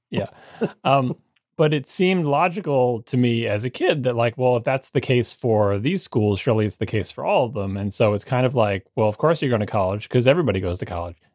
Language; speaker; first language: English; native; English